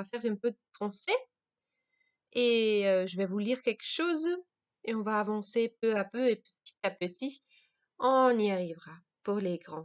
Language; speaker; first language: French; non-native, fluent; German